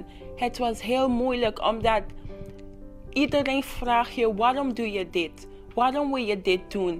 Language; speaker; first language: Dutch; non-native, local second language; English